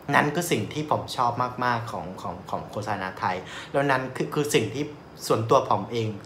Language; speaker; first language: Thai; non-native, fluent; Vietnamese